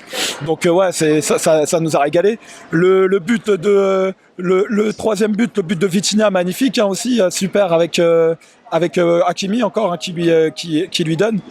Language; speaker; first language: French; native; French